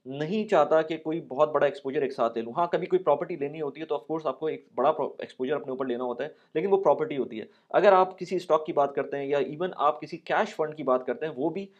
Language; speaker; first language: Urdu; native; Urdu